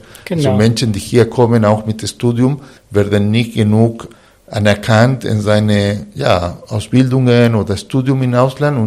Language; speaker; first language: German; non-native, fluent; Spanish